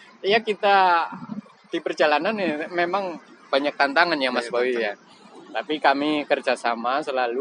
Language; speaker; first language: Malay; non-native, local second language; Javanese